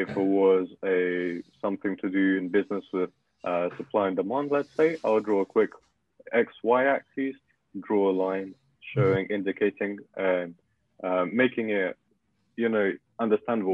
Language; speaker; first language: English; non-native, fluent; Russian